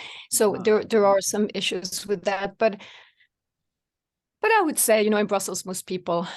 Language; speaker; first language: English; non-native, fluent; Swedish